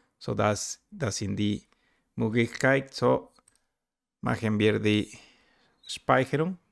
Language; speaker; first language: German; non-native, learner; Spanish